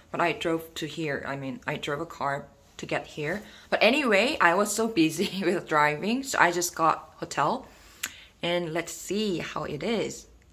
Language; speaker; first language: English; non-native, fluent; Korean